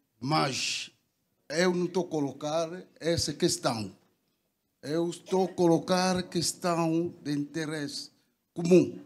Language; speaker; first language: Portuguese; non-native, local second language; Kongo